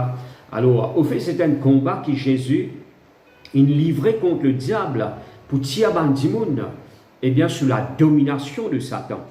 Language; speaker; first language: French; non-native, local second language; Morisyen